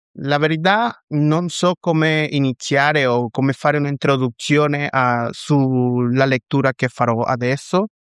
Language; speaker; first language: Italian; non-native, fluent; Spanish